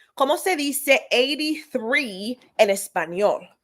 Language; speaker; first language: Spanish; non-native, fluent; English